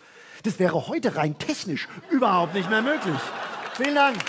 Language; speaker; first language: German; native; German